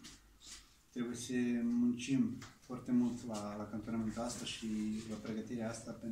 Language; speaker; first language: Romanian; non-native, fluent; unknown